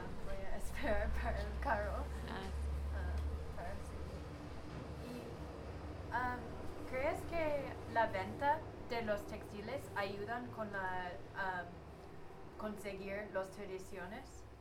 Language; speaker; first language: Spanish; non-native, learner; English